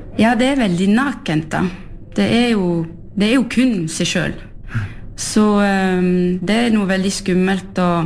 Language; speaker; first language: Norwegian; non-native, fluent; French